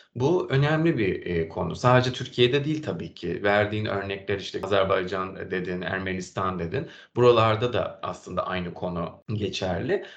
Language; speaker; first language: Turkish; native; Turkish